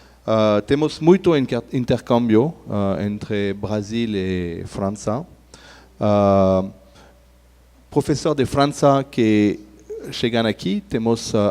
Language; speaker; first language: Portuguese; non-native, learner; French